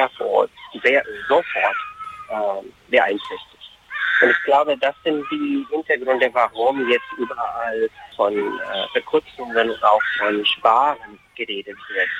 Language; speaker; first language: German; non-native, fluent; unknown